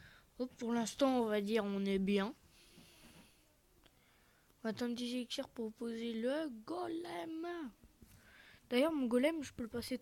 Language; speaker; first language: French; native; French